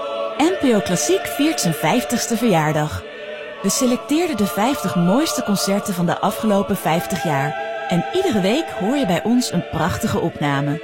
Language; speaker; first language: Dutch; native; Dutch